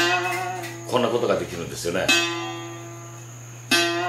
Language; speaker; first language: Japanese; native; Japanese